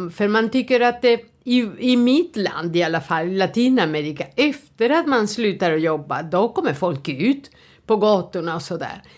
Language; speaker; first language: Swedish; non-native, fluent; Spanish